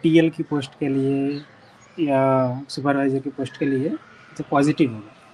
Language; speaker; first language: Hindi; non-native, local second language; Bangla